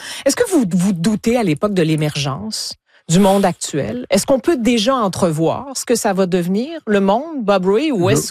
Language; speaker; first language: French; native; French